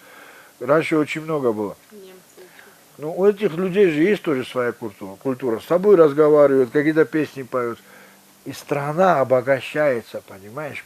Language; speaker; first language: Russian; non-native, local second language; Georgian